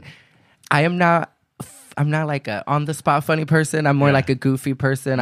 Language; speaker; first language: English; early bilingual, other home language; Spanish